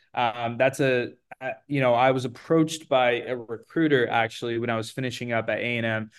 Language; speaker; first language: English; early bilingual, other home language; Portuguese